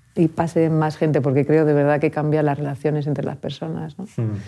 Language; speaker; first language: Spanish; native; Spanish